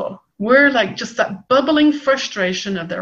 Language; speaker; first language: English; native; English